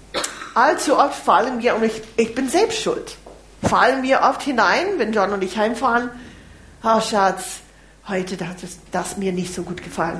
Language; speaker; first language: German; non-native, fluent; English